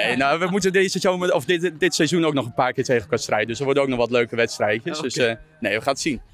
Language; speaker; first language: Dutch; native; Dutch